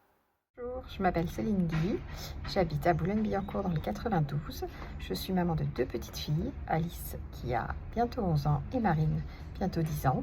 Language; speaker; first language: French; native; French